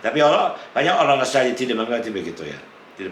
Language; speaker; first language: Indonesian; non-native, fluent; English